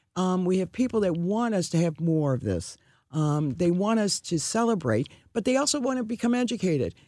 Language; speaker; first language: English; native; English